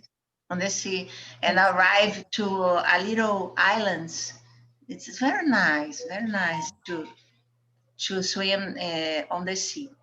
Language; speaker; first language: English; non-native, learner; Portuguese